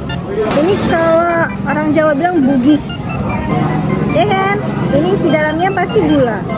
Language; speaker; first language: Indonesian; native; Indonesian